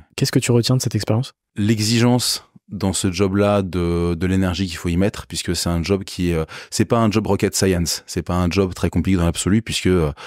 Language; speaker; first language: French; native; French